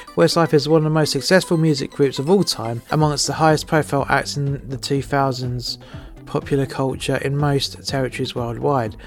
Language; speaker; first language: English; native; English